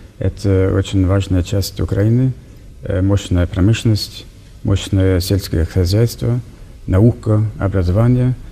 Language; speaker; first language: Russian; non-native, fluent; Norwegian